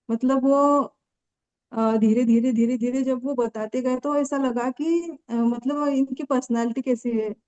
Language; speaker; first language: Hindi; non-native, local second language; Marathi